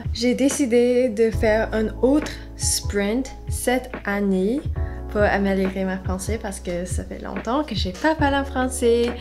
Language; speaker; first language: French; non-native, learner; English